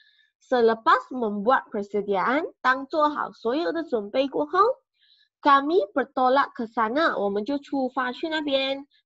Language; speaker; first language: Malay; non-native, local second language; Chinese